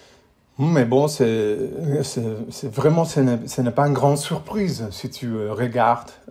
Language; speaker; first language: French; non-native, fluent; English